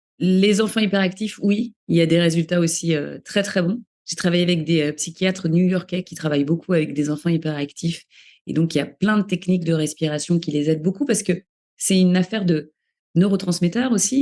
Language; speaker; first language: French; native; French